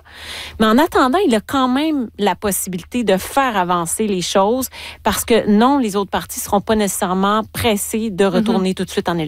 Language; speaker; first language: French; native; French